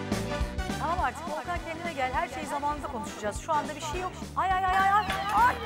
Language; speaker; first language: Turkish; native; Turkish